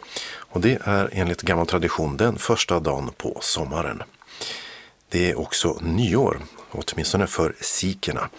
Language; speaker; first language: Swedish; native; Swedish